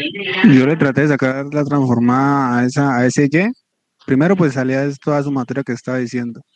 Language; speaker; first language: Spanish; native; Spanish